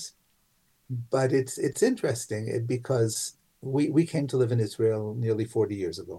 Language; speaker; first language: English; native; English